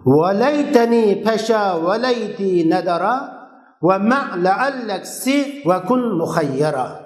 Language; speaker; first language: Arabic; non-native, fluent; Uzbek